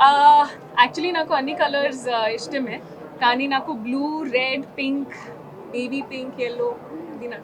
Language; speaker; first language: Telugu; non-native, fluent; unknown